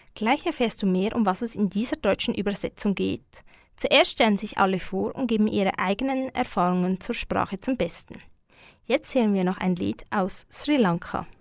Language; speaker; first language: German; non-native, fluent; Portuguese